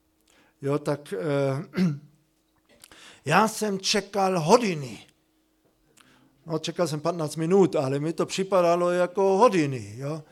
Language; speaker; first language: Czech; non-native, fluent; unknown